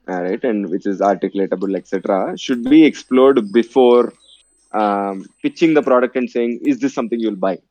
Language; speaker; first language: English; non-native, local second language; Telugu